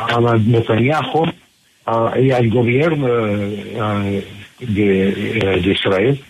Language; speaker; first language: Spanish; non-native, fluent; English